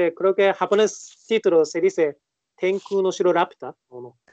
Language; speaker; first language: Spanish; non-native, learner; Japanese